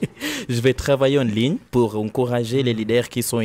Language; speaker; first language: French; non-native, learner; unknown